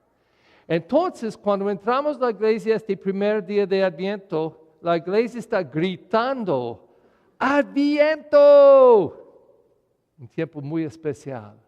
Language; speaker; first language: Spanish; non-native, learner; English